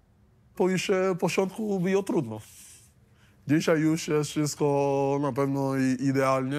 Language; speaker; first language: Polish; non-native, learner; Spanish